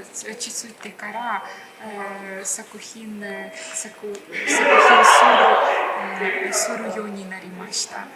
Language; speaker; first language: Japanese; non-native, learner; Ukrainian